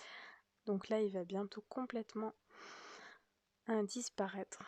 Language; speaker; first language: French; native; French